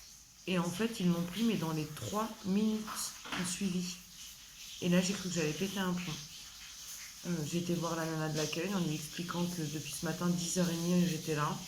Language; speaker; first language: French; native; French